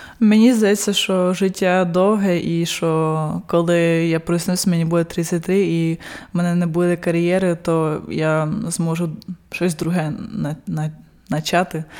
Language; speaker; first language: Ukrainian; early bilingual, heritage; Ukrainian